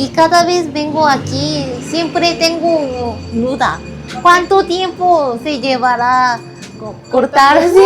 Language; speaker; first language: Spanish; non-native, fluent; Korean